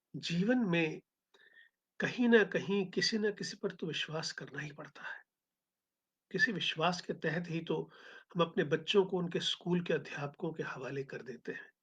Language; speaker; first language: Hindi; native; Hindi